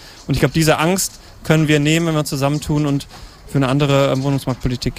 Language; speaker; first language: German; native; German